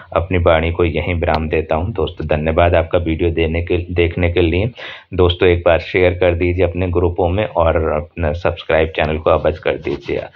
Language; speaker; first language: Hindi; native; Hindi